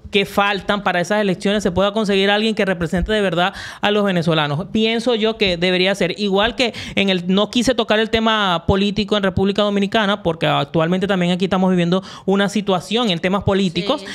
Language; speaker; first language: Spanish; native; Spanish